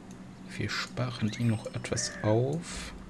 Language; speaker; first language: German; non-native, local second language; Luxembourgish